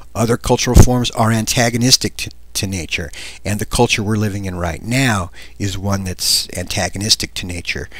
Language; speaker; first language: English; native; English